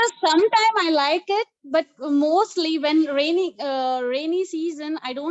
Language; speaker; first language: English; non-native, local second language; Urdu